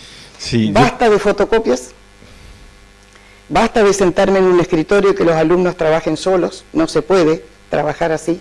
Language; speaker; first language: Spanish; native; Spanish